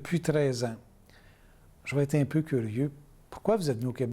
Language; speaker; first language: French; native; French